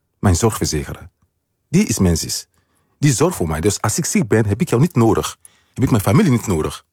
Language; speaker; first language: Dutch; non-native, fluent; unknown